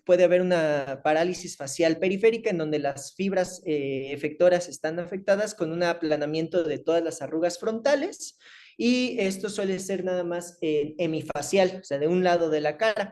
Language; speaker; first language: Spanish; native; Spanish